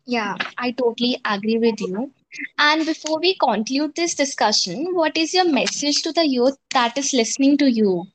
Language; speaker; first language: English; non-native, local second language; Hindi